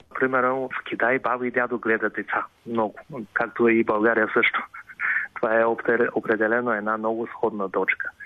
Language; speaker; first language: Bulgarian; non-native, fluent; Chinese